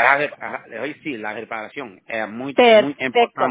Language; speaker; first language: Spanish; non-native, learner; Haitian Creole